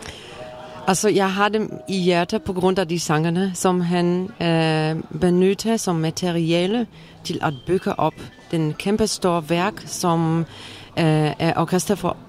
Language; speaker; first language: Danish; non-native, fluent; Polish